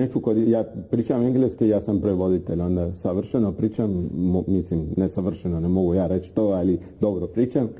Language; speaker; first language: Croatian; non-native, fluent; Spanish